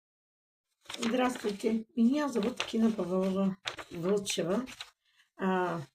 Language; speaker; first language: Russian; non-native, learner; Bulgarian